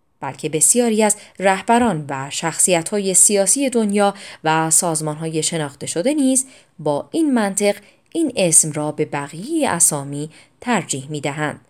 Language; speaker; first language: Persian; non-native, local second language; Azerbaijani